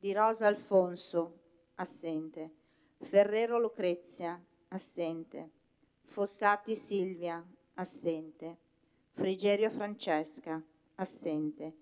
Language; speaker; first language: Italian; native; Italian